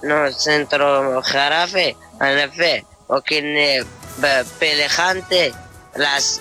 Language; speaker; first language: Spanish; non-native, learner; Arabic